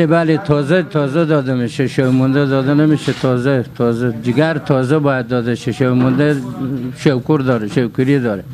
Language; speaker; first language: Persian; native; Persian